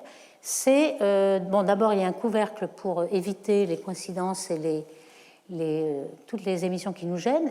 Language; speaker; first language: French; native; French